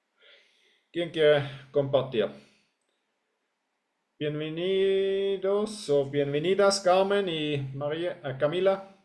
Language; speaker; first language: Spanish; non-native, fluent; English